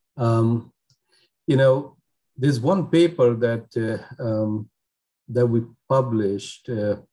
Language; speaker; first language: English; non-native, local second language; Urdu